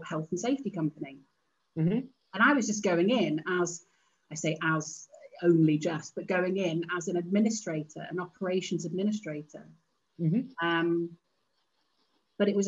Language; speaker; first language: English; native; English